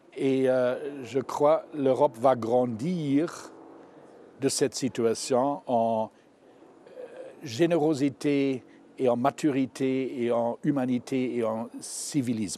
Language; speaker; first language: French; non-native, fluent; German